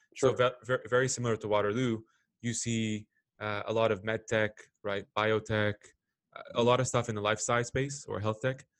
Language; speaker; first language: English; non-native, fluent; Arabic